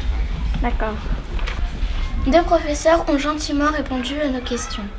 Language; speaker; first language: French; native; French